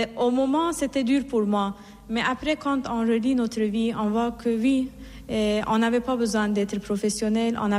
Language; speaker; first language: French; non-native, fluent; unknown